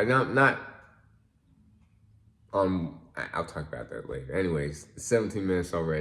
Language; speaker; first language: English; native; English